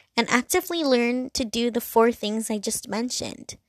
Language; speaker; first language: English; non-native, local second language; Cantonese